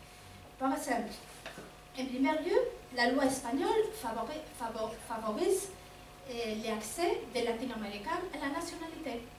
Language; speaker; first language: French; non-native, fluent; Spanish